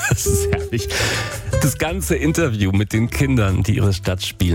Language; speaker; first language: German; native; German